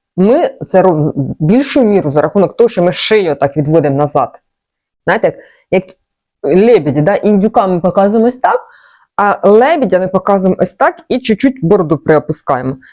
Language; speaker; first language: Ukrainian; non-native, local second language; Russian